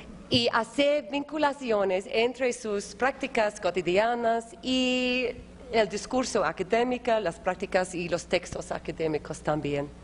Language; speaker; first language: Spanish; non-native, fluent; English